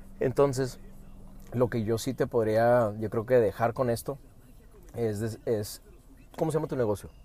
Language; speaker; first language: Spanish; early bilingual, heritage; Spanish